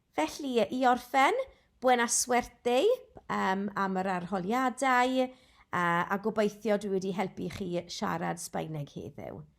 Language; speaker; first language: Welsh; non-native, local second language; English